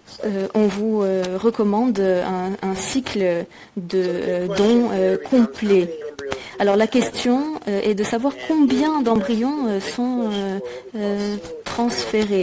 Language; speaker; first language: French; native; French